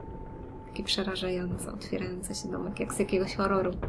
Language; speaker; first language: Polish; native; Polish